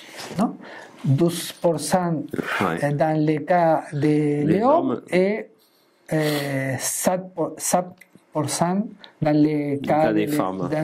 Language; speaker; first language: French; non-native, fluent; Spanish